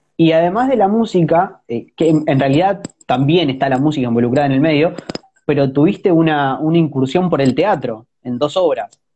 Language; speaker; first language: Spanish; native; Spanish